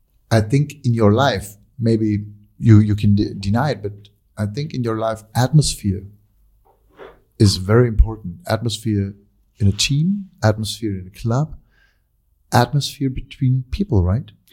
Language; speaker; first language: English; non-native, fluent; German